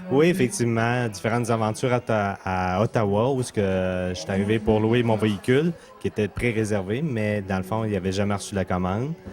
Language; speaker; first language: French; native; French